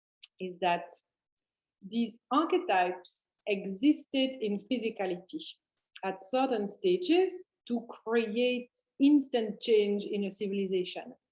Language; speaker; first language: English; non-native, fluent; French